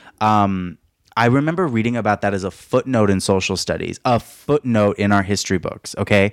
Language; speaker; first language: English; native; English